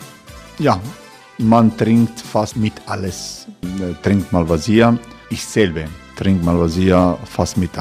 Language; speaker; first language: German; non-native, fluent; Croatian